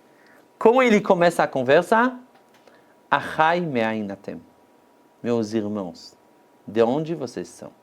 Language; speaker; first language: Portuguese; non-native, fluent; Hebrew